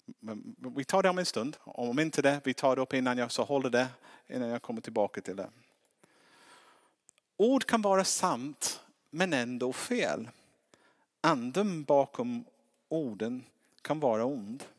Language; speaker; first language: Swedish; non-native, fluent; English